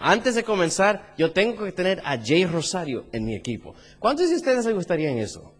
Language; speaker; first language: Spanish; early bilingual, heritage; Spanish